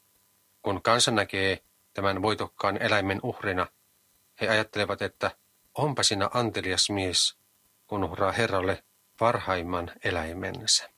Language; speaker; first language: Finnish; native; Finnish